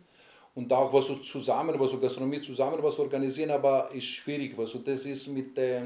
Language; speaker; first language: German; non-native, learner; Greek